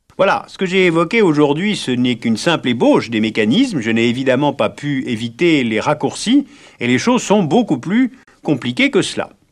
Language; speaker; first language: French; native; French